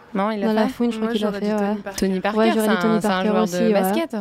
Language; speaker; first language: French; native; French